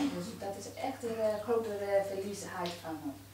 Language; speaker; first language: Dutch; non-native, learner; Burmese